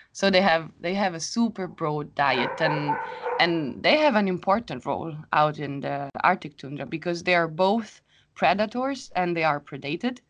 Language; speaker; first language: English; non-native, fluent; Italian